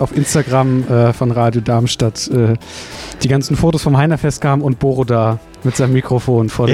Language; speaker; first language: German; native; German